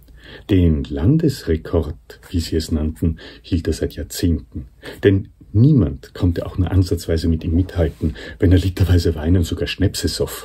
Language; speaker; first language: German; native; German